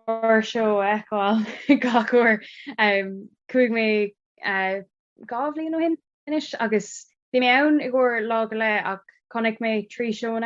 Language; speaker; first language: Irish; non-native, local second language; English